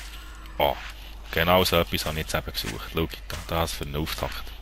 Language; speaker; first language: German; native; German